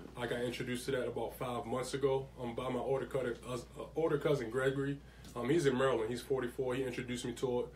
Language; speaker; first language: English; native; English